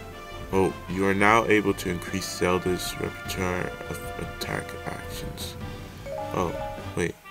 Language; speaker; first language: English; native; English